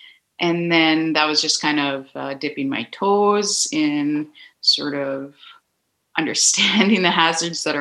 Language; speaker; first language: English; native; English